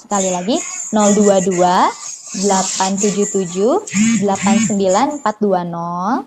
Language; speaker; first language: Indonesian; native; Indonesian